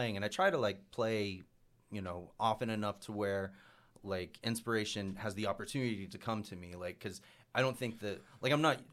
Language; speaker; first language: English; native; English